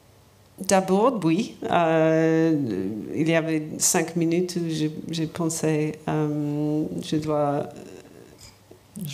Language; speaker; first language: French; non-native, learner; English